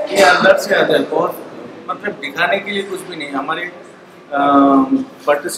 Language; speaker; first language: Hindi; non-native, local second language; Bangla